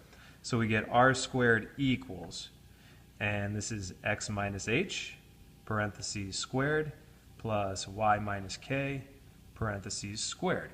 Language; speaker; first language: English; native; English